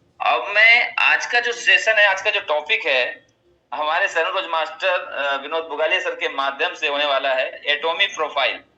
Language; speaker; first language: Hindi; native; Hindi